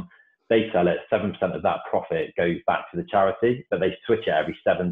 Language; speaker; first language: English; native; English